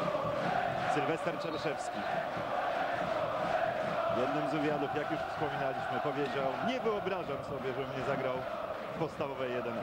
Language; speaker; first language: Polish; native; Polish